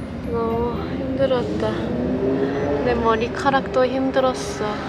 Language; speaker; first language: Korean; non-native, fluent; Thai